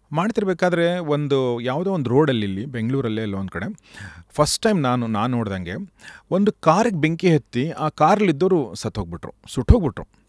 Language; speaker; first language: Kannada; native; Kannada